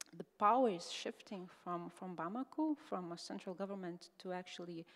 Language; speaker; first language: English; non-native, fluent; Lithuanian